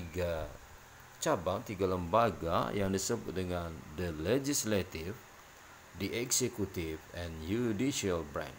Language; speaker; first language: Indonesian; native; Indonesian